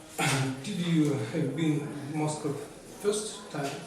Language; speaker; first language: English; non-native, learner; Russian